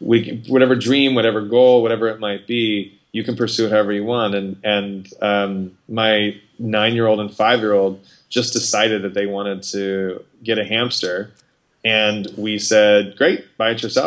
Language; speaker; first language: English; native; English